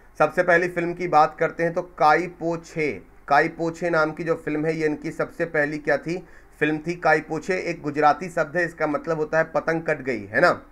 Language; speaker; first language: Hindi; native; Hindi